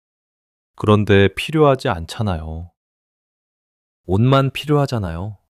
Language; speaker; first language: Korean; early bilingual, heritage; English